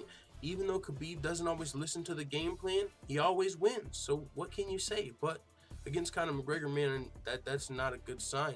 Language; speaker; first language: English; native; English